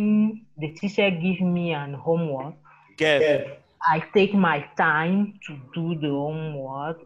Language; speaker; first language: English; non-native, learner; French